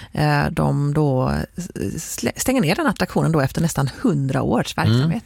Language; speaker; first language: Swedish; native; Swedish